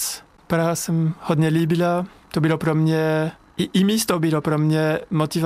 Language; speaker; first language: Czech; non-native, learner; French